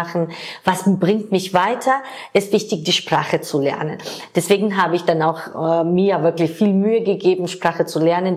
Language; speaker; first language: German; non-native, fluent; Georgian